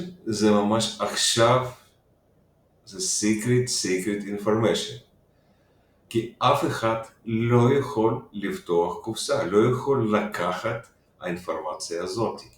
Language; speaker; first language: Hebrew; non-native, fluent; Russian